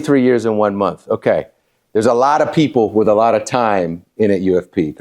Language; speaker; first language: English; native; English